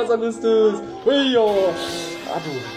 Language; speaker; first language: Indonesian; non-native, learner; German